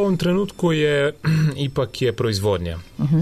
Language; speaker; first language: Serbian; non-native, fluent; Italian